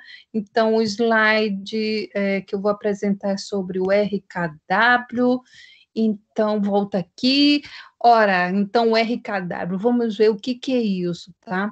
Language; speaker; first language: Portuguese; native; Portuguese